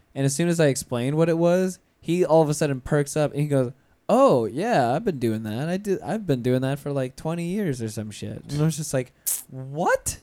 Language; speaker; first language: English; native; English